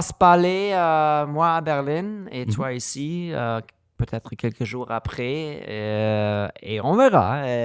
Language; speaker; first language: French; non-native, learner; German